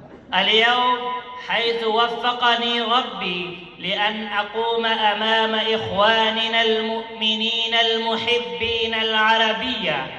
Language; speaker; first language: Arabic; non-native, learner; Urdu